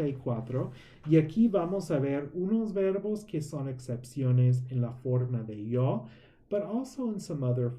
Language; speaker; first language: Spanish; non-native, fluent; English